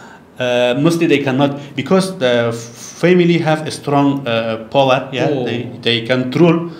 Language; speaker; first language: English; non-native, learner; Persian